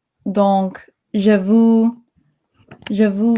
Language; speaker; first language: French; non-native, learner; English